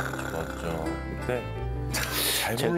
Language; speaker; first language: Korean; native; Korean